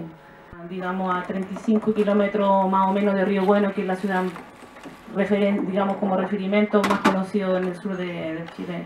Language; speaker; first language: Spanish; native; Spanish